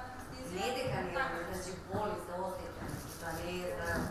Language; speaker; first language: Macedonian; native; Macedonian